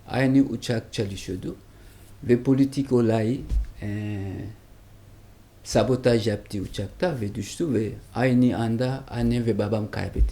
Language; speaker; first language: Turkish; non-native, learner; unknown